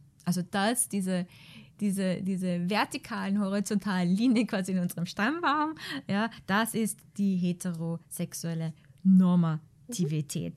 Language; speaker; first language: German; native; German